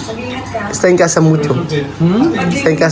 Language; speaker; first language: Spanish; non-native, learner; Filipino